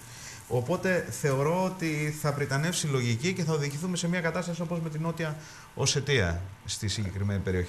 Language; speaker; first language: Greek; native; Greek